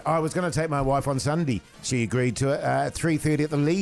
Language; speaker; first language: English; native; English